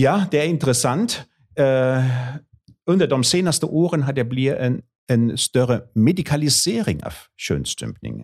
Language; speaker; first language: Swedish; non-native, fluent; German